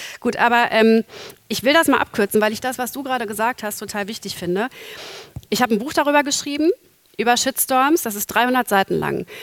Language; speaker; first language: German; native; German